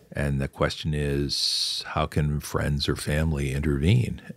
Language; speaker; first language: English; native; English